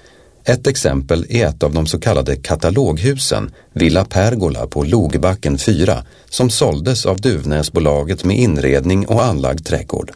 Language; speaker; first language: Swedish; native; Swedish